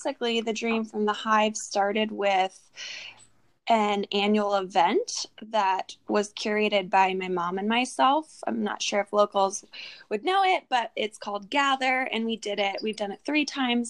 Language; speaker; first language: English; native; English